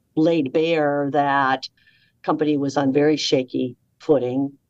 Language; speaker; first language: English; native; English